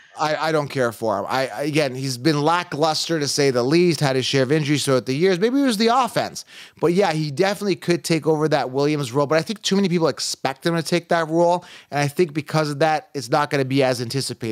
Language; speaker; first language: English; native; English